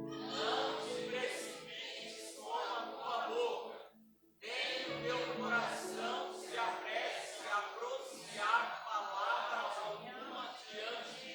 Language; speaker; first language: Portuguese; native; Portuguese